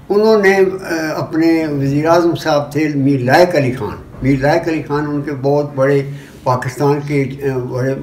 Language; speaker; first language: Urdu; native; Urdu